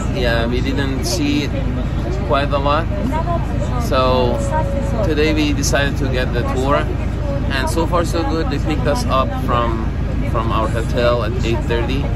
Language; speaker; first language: English; non-native, fluent; Persian